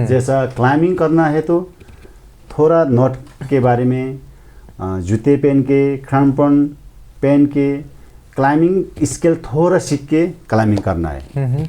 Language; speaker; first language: Hindi; non-native, fluent; Sherpa